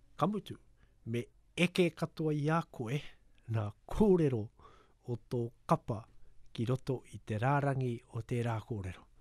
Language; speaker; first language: Māori; native; Māori